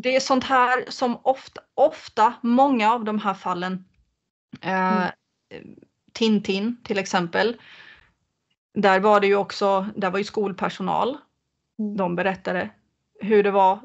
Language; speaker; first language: Swedish; native; Swedish